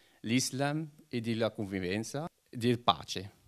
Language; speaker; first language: Italian; non-native, learner; Arabic